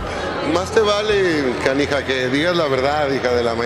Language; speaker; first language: Spanish; native; Spanish